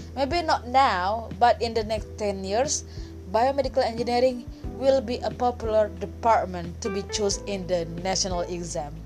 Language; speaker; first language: English; non-native, fluent; Indonesian